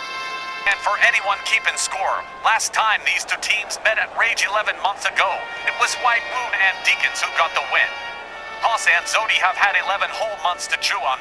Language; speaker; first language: English; native; English